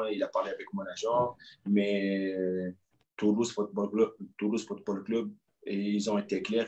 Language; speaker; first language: French; non-native, local second language; Arabic